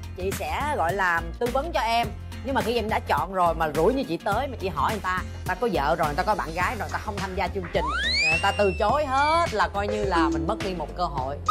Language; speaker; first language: Vietnamese; native; Vietnamese